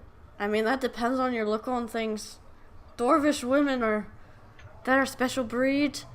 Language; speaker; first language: English; native; English